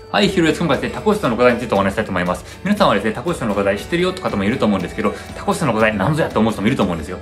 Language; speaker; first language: Japanese; early bilingual, heritage; Japanese